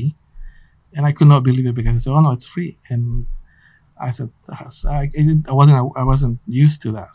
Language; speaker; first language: English; non-native, fluent; Spanish